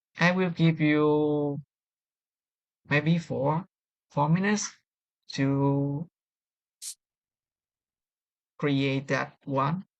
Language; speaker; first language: English; non-native, learner; Vietnamese